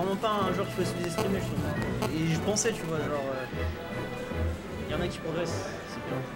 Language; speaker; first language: French; native; French